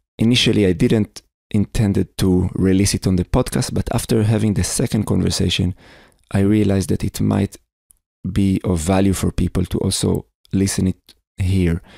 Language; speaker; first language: English; non-native, fluent; Hebrew